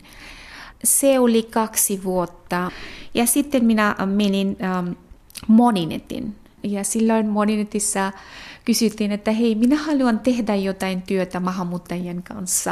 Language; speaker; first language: Finnish; non-native, fluent; Bangla